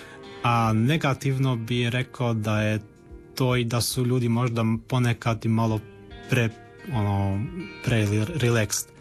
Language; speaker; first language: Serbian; early bilingual, heritage; Croatian